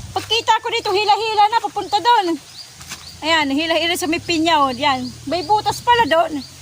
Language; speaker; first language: Filipino; non-native, local second language; Waray